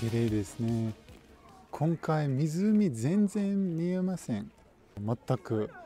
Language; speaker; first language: Japanese; non-native, fluent; Russian